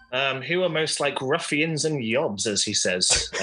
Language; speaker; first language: English; native; English